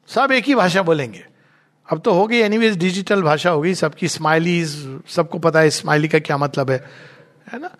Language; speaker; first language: Hindi; native; Hindi